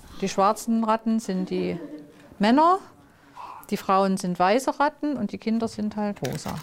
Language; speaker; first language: German; native; German